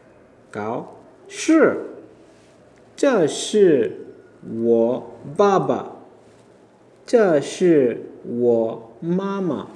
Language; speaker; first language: Chinese; non-native, fluent; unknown